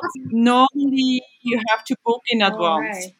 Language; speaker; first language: English; non-native, fluent; Swiss German